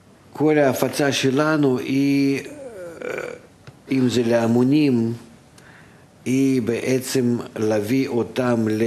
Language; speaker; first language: Hebrew; non-native, fluent; Russian